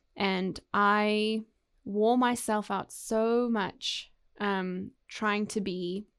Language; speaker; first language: English; native; English